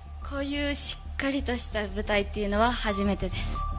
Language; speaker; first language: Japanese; non-native, learner; Korean